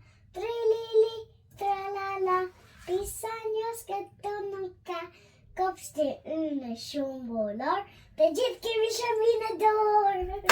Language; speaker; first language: Albanian; early bilingual, heritage; Albanian